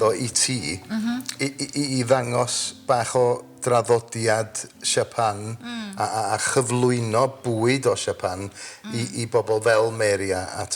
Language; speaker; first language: Welsh; native; Welsh